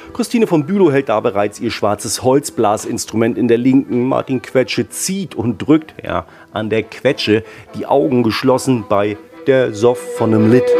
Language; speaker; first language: German; native; German